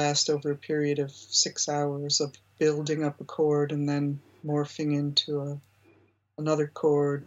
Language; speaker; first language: English; native; English